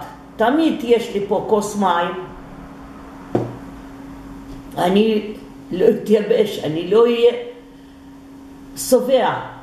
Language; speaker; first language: Hebrew; non-native, fluent; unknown